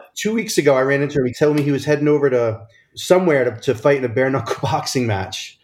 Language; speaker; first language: English; native; English